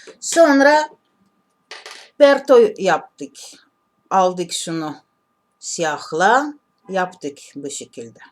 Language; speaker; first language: Turkish; non-native, learner; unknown